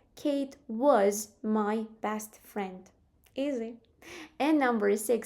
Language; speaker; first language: English; non-native, fluent; Ukrainian